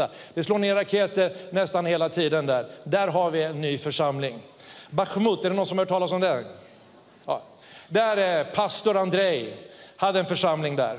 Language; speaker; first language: Swedish; native; Swedish